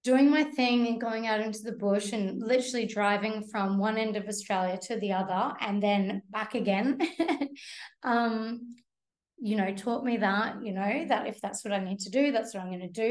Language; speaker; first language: English; native; English